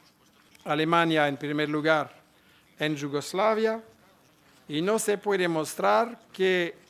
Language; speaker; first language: Spanish; non-native, fluent; French